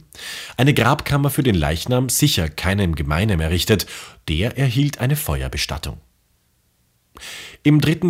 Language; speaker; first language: German; native; German